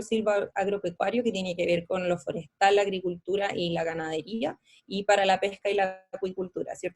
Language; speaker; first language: Spanish; native; Spanish